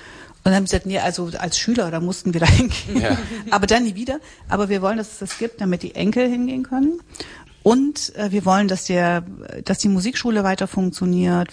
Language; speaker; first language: German; native; German